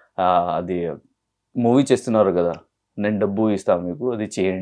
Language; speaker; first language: Telugu; non-native, learner; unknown